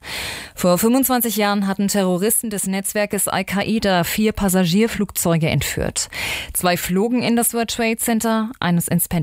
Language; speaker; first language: German; native; German